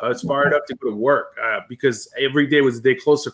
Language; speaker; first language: English; early bilingual, other home language; French